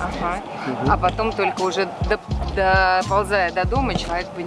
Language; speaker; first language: Russian; native; Russian